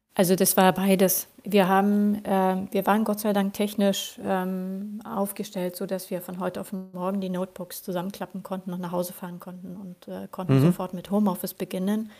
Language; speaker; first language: German; non-native, fluent; Swedish